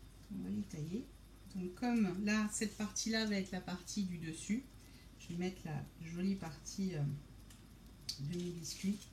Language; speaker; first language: French; native; French